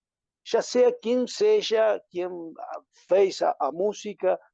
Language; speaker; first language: Portuguese; non-native, learner; Spanish